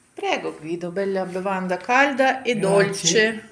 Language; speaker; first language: Italian; non-native, learner; Ukrainian